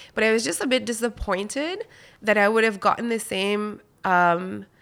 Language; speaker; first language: English; non-native, fluent; French